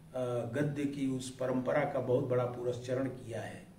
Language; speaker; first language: Hindi; native; Hindi